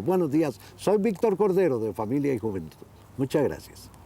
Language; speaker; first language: Spanish; native; Spanish